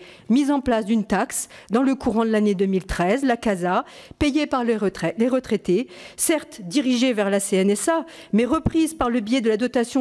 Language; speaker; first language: French; native; French